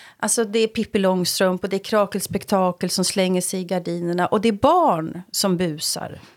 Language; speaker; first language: Swedish; native; Swedish